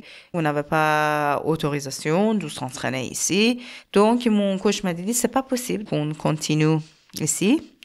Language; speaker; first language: French; non-native, learner; Persian